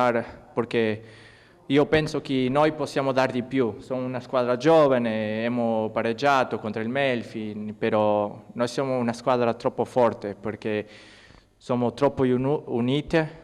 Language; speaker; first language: Italian; non-native, learner; Spanish